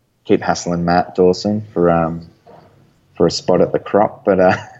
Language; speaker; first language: English; native; English